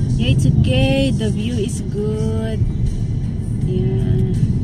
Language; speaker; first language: English; non-native, local second language; Filipino